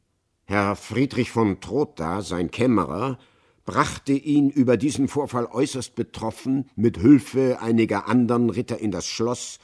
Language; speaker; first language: German; native; German